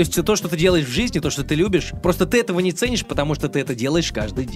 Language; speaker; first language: Russian; native; Russian